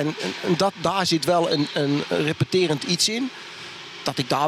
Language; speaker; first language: Dutch; native; Dutch